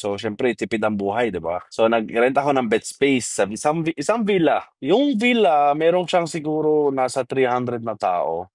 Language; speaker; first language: Filipino; non-native, fluent; Arabic